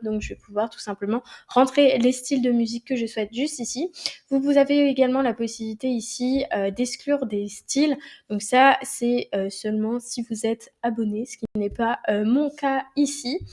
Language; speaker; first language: French; native; French